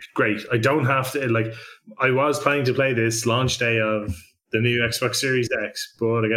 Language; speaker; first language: English; native; English